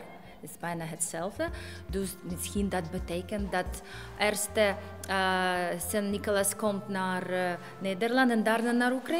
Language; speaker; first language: Dutch; non-native, fluent; Ukrainian